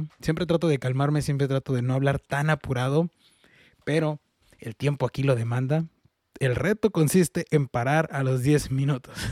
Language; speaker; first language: Spanish; early bilingual, heritage; Spanish